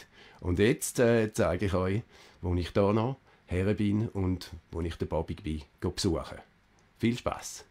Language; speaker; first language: German; native; German